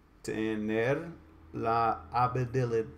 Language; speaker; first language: Spanish; non-native, learner; English